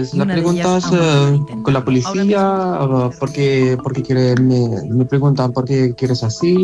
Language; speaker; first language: Spanish; non-native, learner; Arabic